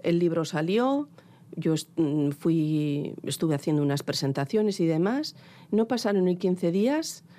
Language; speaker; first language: Spanish; non-native, local second language; Basque